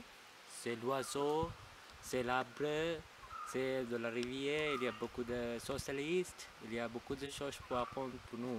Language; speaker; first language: French; non-native, learner; Sinhala